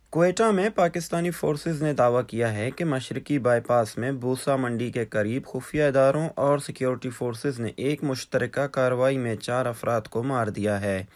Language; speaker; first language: Urdu; non-native, local second language; Baluchi